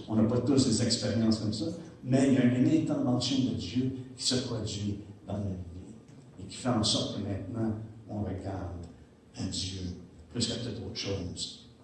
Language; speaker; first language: French; native; French